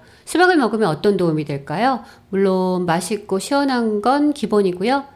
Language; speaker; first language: Korean; native; Korean